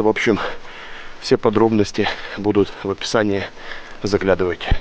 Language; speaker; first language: Russian; native; Russian